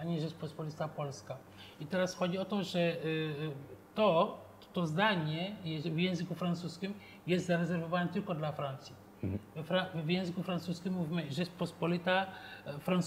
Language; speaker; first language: Polish; non-native, fluent; Wolof